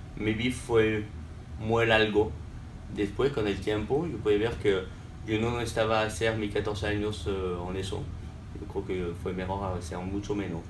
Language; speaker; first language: Spanish; non-native, fluent; French